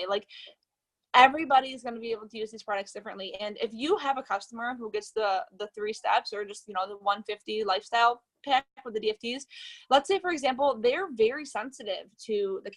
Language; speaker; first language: English; native; English